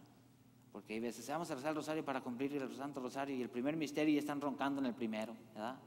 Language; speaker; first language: Spanish; native; Spanish